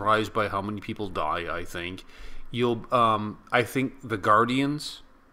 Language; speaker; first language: English; native; English